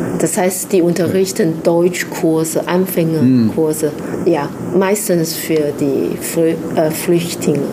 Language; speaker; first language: German; non-native, fluent; Chinese